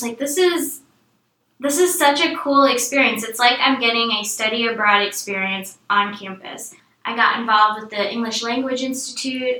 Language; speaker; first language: English; native; English